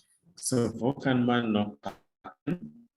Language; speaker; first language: German; non-native, fluent; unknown